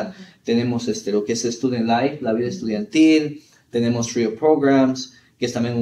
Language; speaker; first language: Spanish; early bilingual, heritage; Spanish